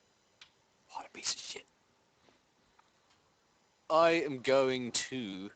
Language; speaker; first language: English; native; English